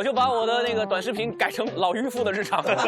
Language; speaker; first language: Chinese; native; Chinese